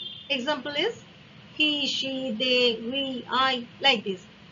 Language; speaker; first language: English; non-native, local second language; Bangla